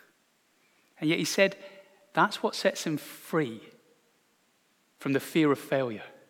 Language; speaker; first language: English; native; English